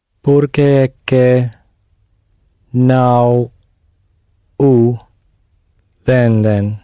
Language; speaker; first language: Portuguese; non-native, learner; English